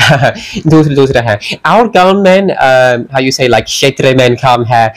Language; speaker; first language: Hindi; non-native, learner; English